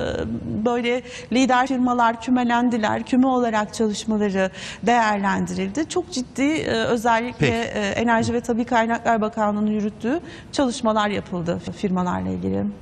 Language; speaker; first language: Turkish; native; Turkish